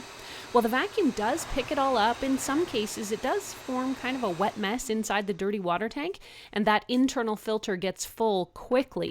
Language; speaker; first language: English; native; English